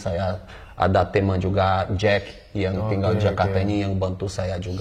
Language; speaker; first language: Indonesian; non-native, fluent; Portuguese